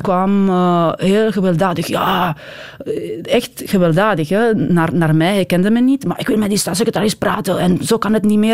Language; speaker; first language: Dutch; non-native, fluent; Romanian